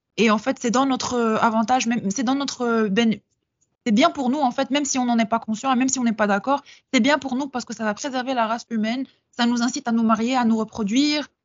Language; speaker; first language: French; non-native, local second language; Arabic